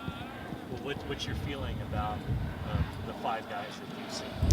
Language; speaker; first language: English; native; English